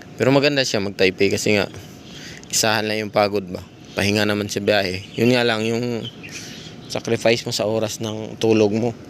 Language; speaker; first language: Filipino; non-native, local second language; Cebuano